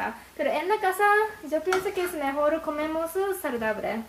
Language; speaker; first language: Spanish; non-native, learner; Japanese